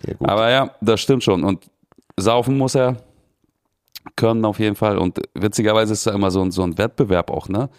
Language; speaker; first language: German; early bilingual, other home language; Russian